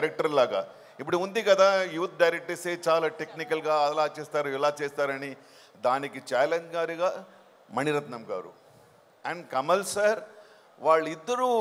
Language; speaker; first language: Telugu; non-native, fluent; Tamil